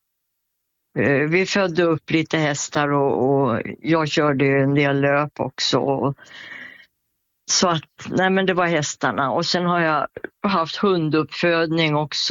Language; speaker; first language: Swedish; native; Swedish